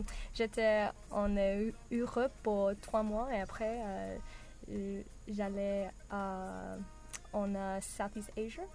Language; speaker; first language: French; non-native, learner; English